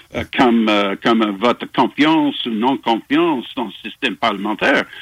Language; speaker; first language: French; non-native, fluent; English